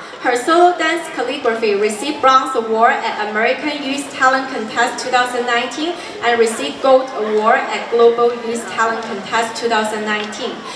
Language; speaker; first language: English; non-native, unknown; Chinese